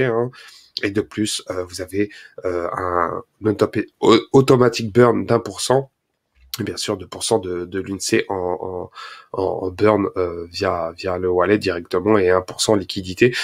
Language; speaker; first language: French; native; French